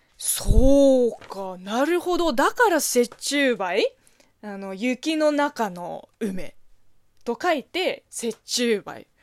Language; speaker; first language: Japanese; non-native, fluent; Chinese